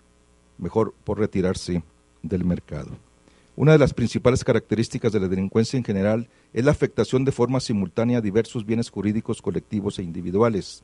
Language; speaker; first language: Spanish; native; Spanish